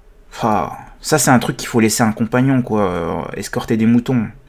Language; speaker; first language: French; native; French